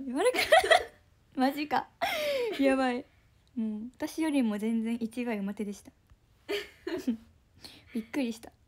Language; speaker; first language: Japanese; native; Japanese